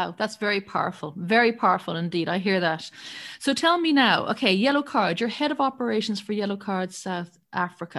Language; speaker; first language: English; native; English